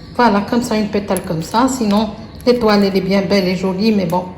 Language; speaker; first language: French; non-native, local second language; Arabic